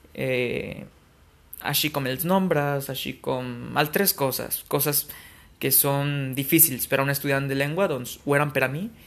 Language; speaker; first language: Catalan; non-native, fluent; Spanish